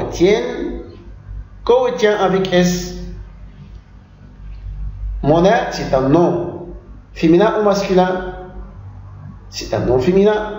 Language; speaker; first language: French; non-native, local second language; Arabic